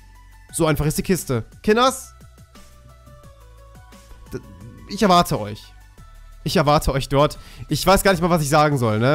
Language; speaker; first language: German; native; German